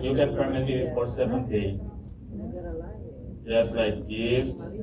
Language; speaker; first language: English; non-native, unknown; Indonesian